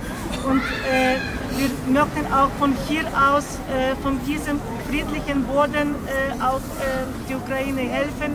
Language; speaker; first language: German; non-native, learner; Ukrainian